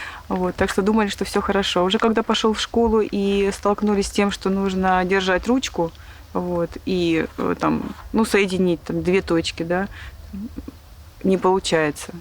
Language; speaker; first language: Russian; native; Russian